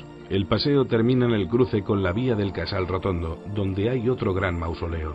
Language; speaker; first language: Spanish; native; Spanish